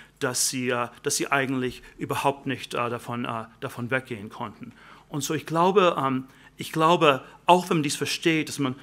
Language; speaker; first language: German; early bilingual, heritage; German